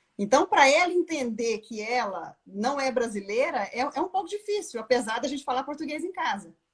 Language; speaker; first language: Portuguese; native; Portuguese